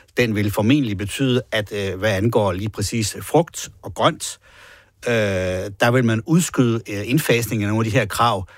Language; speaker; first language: Danish; native; Danish